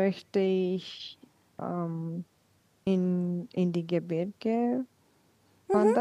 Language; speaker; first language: German; non-native, learner; Romanian